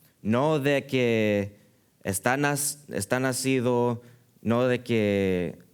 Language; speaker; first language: Spanish; early bilingual, heritage; Spanish